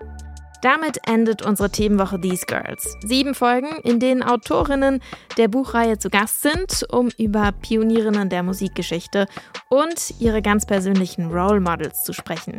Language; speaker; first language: German; early bilingual, other home language; English